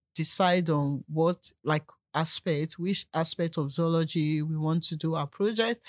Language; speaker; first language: English; non-native, local second language; Yoruba